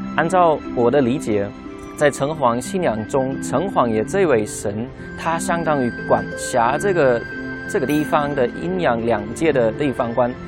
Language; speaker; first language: Chinese; non-native, fluent; German